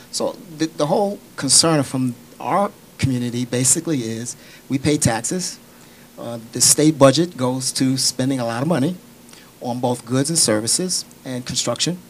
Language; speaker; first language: English; native; English